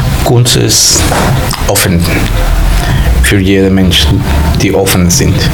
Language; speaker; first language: German; non-native, learner; Spanish